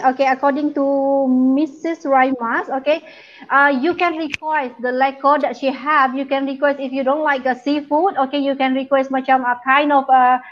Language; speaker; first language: English; non-native, local second language; Malay